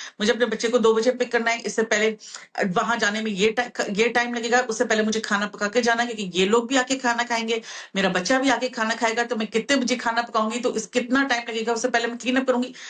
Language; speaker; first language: Urdu; native; Urdu